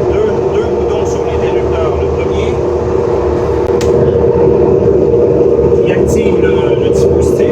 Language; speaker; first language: French; native; French